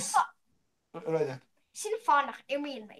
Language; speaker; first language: Irish; non-native, learner; English